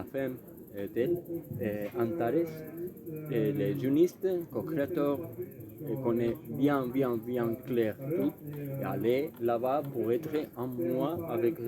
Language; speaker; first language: French; non-native, learner; Spanish